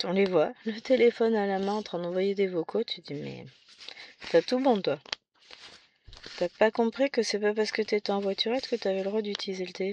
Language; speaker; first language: French; native; French